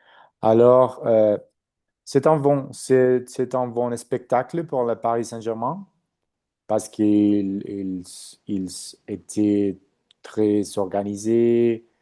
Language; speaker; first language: French; non-native, learner; Spanish